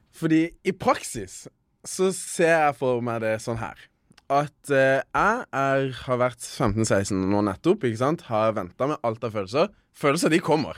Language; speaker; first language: Norwegian; native; Norwegian